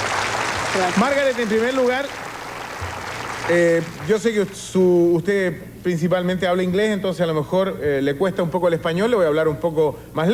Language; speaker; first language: Spanish; native; Spanish